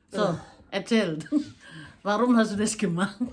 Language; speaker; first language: German; non-native, learner; Indonesian